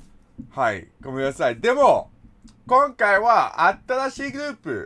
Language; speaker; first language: Japanese; non-native, learner; English